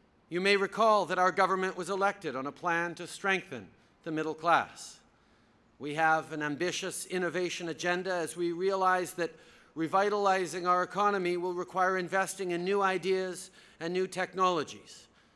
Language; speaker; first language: English; early bilingual, other home language; French